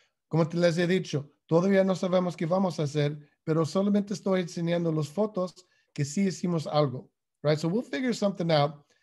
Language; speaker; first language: Spanish; non-native, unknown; English